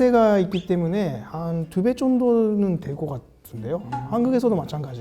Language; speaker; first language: Korean; non-native, fluent; Japanese